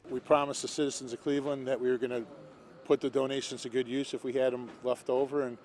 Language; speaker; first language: English; native; English